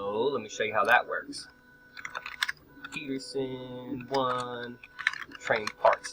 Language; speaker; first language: English; native; English